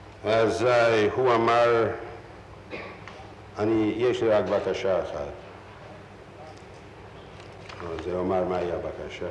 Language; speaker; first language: Hebrew; non-native, fluent; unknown